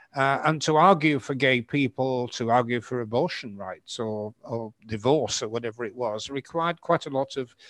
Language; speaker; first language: English; native; English